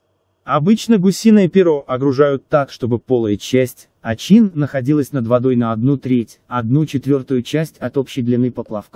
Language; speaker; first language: Russian; native; Russian